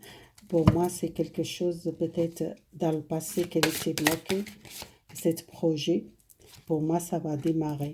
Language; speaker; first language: French; non-native, fluent; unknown